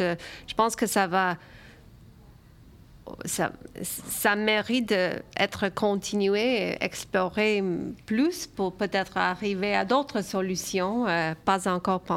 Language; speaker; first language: French; early bilingual, other home language; Romanian